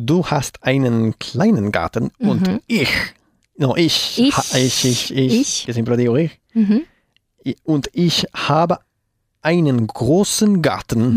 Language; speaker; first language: German; non-native, learner; Spanish